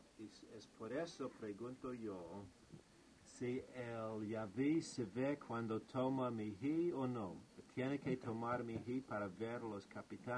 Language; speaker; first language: Spanish; non-native, fluent; English